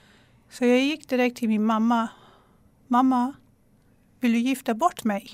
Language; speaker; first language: Swedish; non-native, fluent; Persian